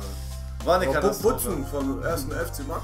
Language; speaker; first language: German; native; German